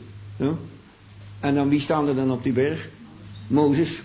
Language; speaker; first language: Dutch; native; Dutch